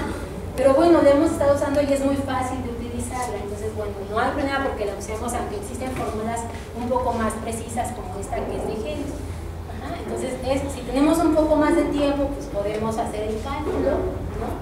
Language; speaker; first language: Spanish; native; Spanish